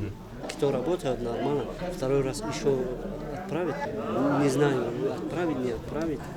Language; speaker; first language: Russian; non-native, local second language; Tajik